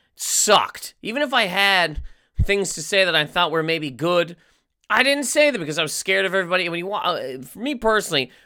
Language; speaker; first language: English; native; English